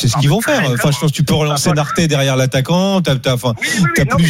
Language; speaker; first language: French; native; French